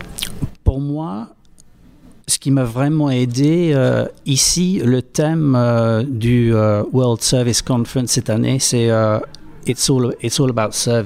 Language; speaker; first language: French; non-native, fluent; English